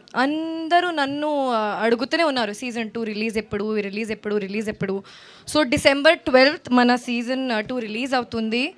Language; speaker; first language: Telugu; non-native, fluent; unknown